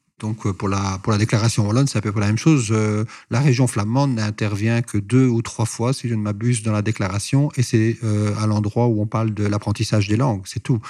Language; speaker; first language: French; native; French